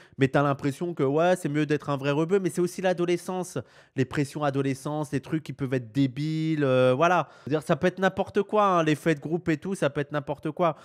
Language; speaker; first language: French; native; French